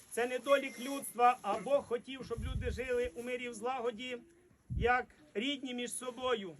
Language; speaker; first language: Ukrainian; native; Ukrainian